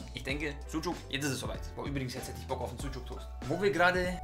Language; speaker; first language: German; native; German